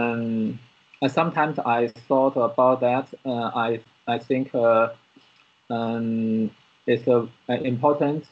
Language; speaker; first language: English; non-native, learner; Chinese